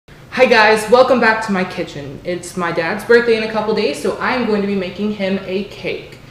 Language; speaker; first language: English; native; English